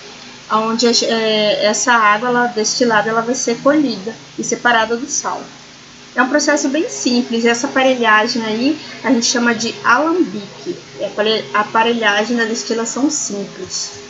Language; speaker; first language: Portuguese; native; Portuguese